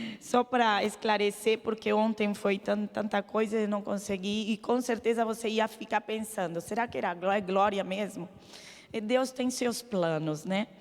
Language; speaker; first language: Portuguese; non-native, fluent; Arabic